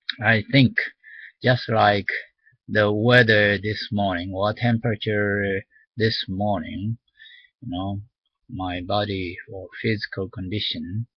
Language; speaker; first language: English; non-native, learner; Japanese